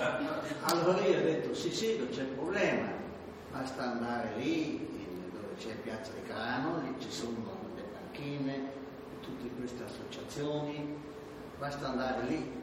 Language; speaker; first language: Italian; non-native, learner; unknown